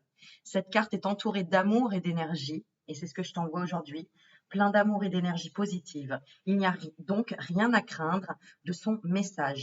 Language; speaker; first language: French; native; French